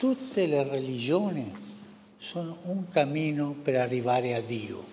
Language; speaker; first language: Italian; non-native, fluent; Spanish